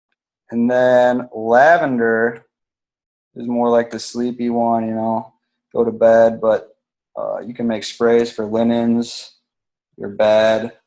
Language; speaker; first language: English; native; English